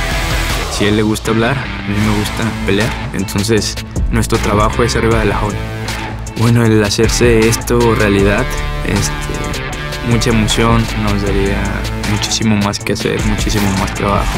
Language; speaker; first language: Spanish; native; Spanish